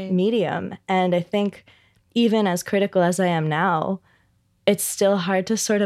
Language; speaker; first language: English; native; English